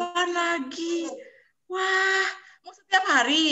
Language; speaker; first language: Indonesian; native; Indonesian